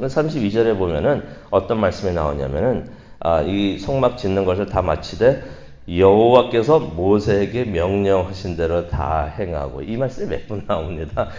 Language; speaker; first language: Korean; native; Korean